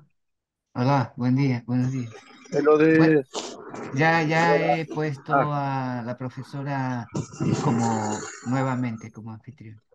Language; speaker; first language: Spanish; non-native, learner; Portuguese